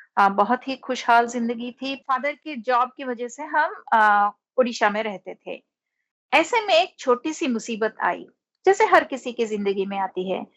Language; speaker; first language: Hindi; non-native, local second language; Telugu